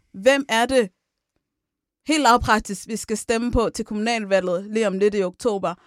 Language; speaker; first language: Danish; early bilingual, other home language; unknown